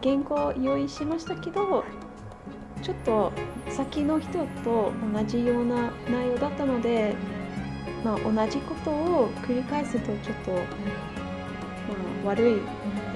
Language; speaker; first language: Japanese; non-native, fluent; English